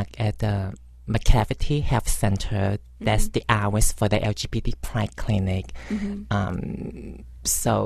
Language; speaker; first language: English; non-native, local second language; Cantonese